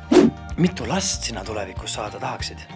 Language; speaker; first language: Estonian; native; Estonian